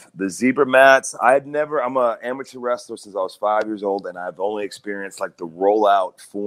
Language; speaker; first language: English; native; English